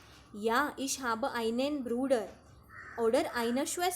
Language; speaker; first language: German; non-native, fluent; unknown